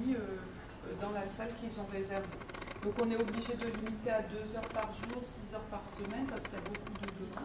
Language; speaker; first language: French; native; French